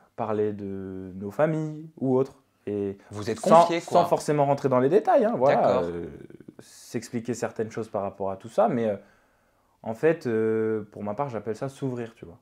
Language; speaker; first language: French; native; French